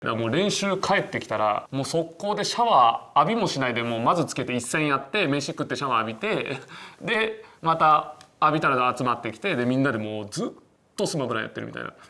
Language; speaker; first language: Japanese; native; Japanese